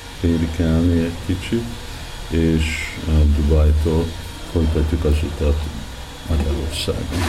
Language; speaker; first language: Hungarian; early bilingual, heritage; Hungarian